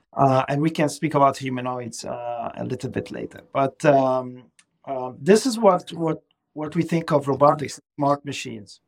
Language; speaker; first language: English; non-native, fluent; Arabic